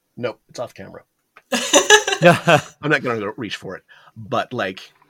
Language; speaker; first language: English; early bilingual, other home language; Japanese